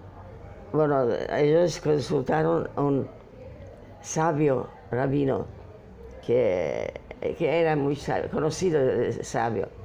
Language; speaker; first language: Spanish; non-native, fluent; Polish